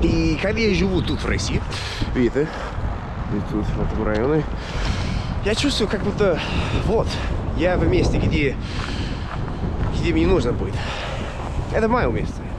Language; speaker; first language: Russian; non-native, fluent; English